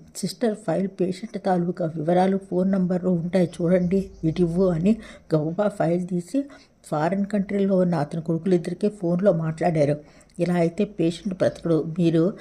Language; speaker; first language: Telugu; native; Telugu